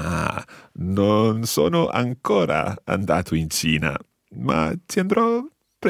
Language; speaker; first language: Italian; non-native, fluent; English